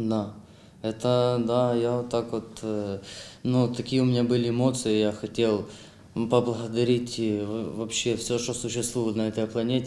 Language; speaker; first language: Russian; non-native, local second language; Ukrainian